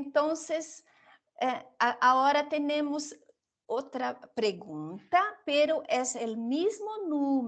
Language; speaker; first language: Spanish; non-native, fluent; Portuguese